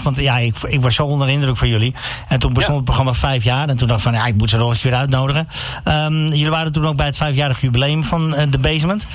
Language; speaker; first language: Dutch; native; Dutch